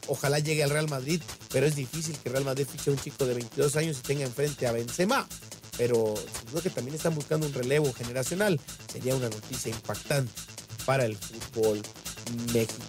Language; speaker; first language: Spanish; native; Spanish